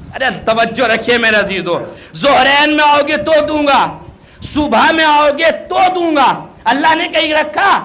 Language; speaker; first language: Urdu; native; Urdu